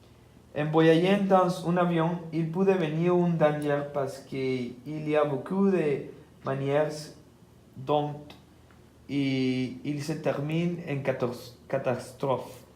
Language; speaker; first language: French; non-native, learner; Spanish